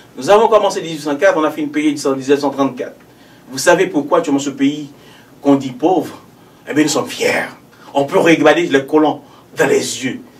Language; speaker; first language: French; non-native, local second language; Haitian Creole